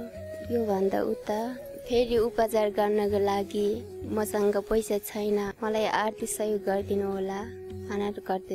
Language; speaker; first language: Nepali; non-native, local second language; Eastern Tamang